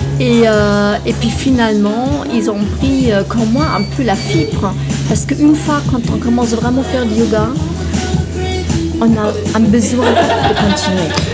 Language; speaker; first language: French; non-native, fluent; German